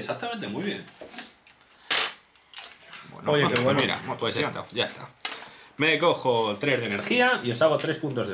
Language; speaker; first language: Spanish; native; Spanish